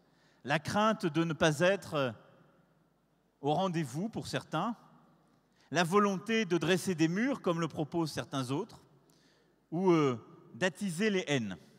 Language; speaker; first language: French; native; French